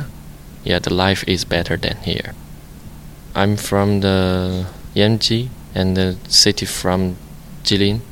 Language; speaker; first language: English; non-native, learner; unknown